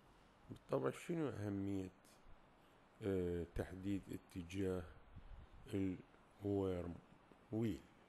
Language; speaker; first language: Arabic; native; Arabic